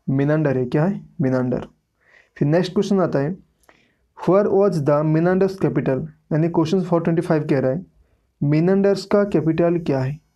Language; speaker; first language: Hindi; native; Hindi